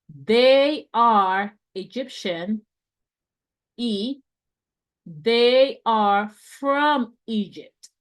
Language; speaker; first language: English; non-native, fluent; Spanish